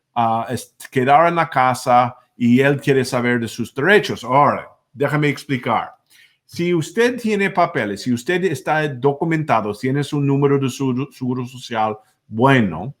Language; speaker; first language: Spanish; non-native, fluent; English